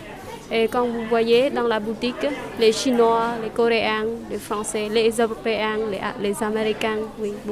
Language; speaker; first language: French; non-native, learner; Khmer